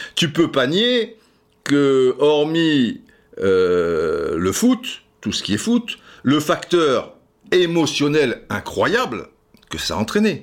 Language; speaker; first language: French; native; French